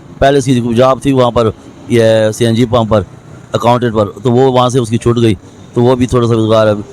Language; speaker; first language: Urdu; non-native, local second language; Pashto